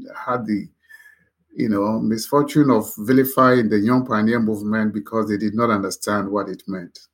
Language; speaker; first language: English; non-native, local second language; Akan